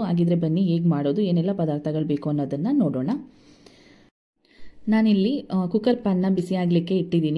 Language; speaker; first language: Kannada; native; Kannada